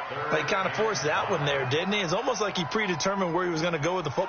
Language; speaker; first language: English; native; English